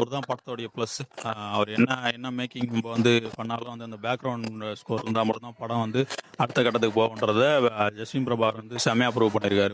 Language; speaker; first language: Tamil; native; Tamil